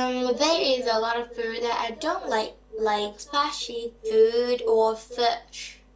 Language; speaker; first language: English; non-native, learner; Vietnamese